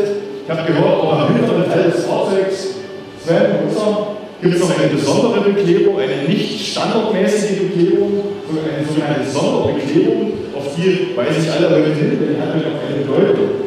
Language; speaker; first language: German; native; German